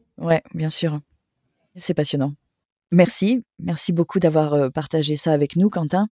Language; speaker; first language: French; native; French